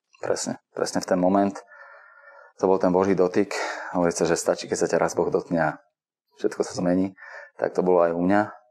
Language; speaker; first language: Slovak; native; Slovak